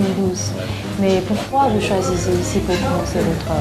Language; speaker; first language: French; non-native, learner; Chinese